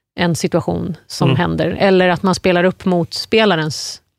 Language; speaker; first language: Swedish; non-native, fluent; English